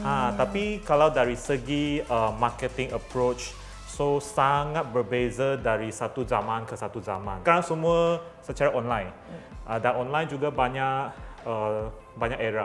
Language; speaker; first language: Malay; native; Malay